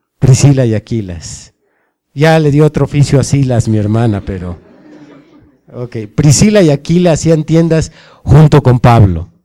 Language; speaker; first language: Spanish; native; Spanish